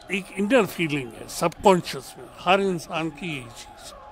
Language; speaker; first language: Hindi; non-native, local second language; Kashmiri